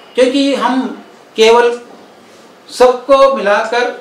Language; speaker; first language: Hindi; non-native, local second language; Telugu